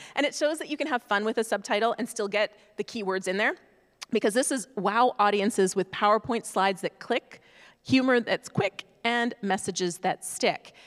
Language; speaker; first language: English; native; English